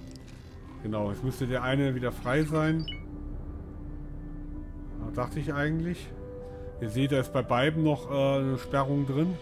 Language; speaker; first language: German; native; German